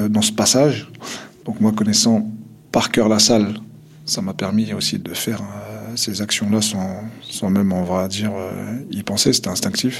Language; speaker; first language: French; non-native, local second language; Kabyle